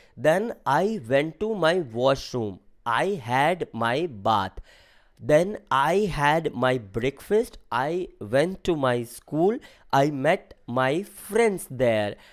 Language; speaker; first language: Hindi; native; Hindi